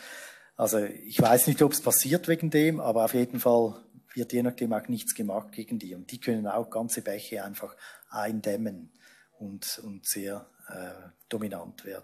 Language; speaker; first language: German; native; German